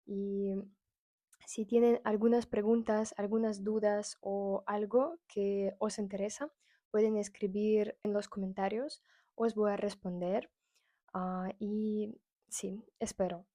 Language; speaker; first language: Spanish; non-native, fluent; Russian